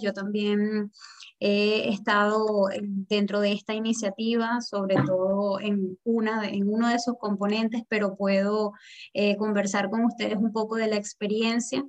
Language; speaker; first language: Spanish; native; Spanish